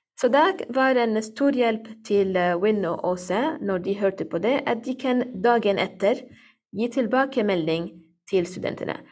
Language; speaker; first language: Norwegian; non-native, learner; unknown